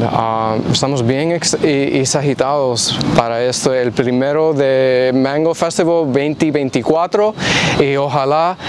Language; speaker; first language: Spanish; early bilingual, heritage; English